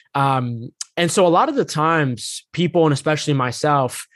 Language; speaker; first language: English; native; English